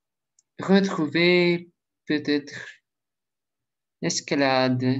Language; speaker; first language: French; non-native, learner; Russian